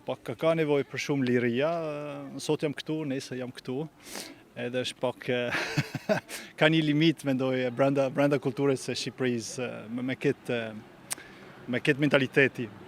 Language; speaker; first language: Albanian; non-native, learner; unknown